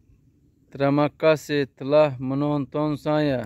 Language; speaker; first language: Indonesian; non-native, learner; Turkish